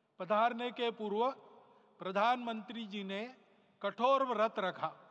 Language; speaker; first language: Hindi; non-native, local second language; Marathi